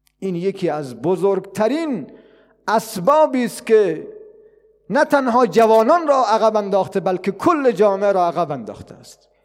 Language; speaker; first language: Persian; non-native, local second language; Baluchi